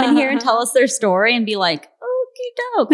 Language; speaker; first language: English; native; English